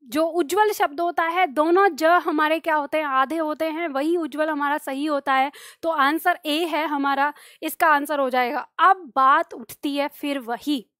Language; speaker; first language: Hindi; native; Hindi